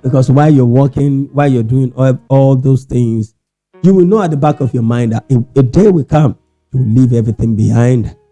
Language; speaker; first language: English; non-native, local second language; Yoruba